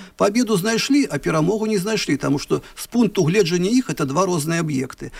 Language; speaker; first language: Belarusian; native; Belarusian